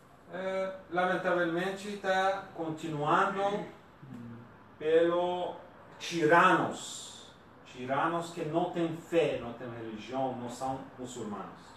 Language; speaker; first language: Portuguese; non-native, learner; Persian